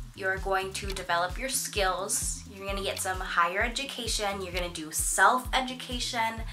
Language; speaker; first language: English; native; English